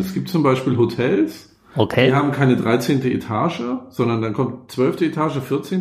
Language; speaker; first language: German; native; German